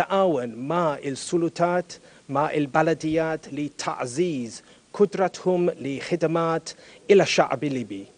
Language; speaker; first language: Arabic; non-native, learner; English